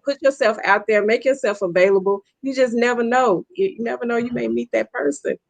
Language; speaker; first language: English; native; English